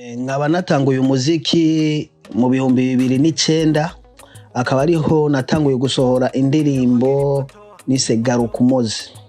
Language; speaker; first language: Rundi; early bilingual, heritage; Rundi